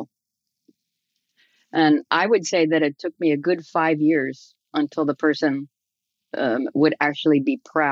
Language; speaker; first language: English; native; English